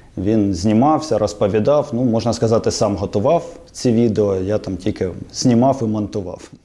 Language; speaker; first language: Ukrainian; non-native, local second language; Russian